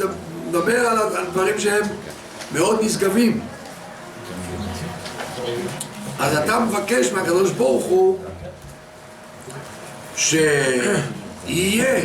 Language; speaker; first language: Hebrew; non-native, fluent; French